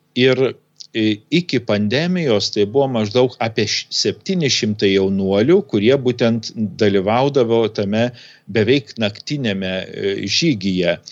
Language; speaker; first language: Lithuanian; native; Lithuanian